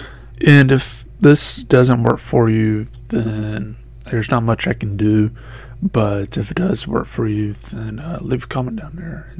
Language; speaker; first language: English; native; English